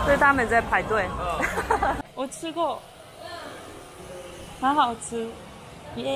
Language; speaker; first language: Chinese; non-native, fluent; Japanese